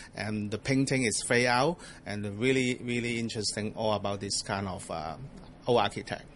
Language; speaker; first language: English; non-native, local second language; Cantonese